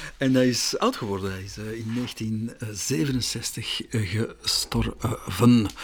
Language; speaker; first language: Dutch; native; Dutch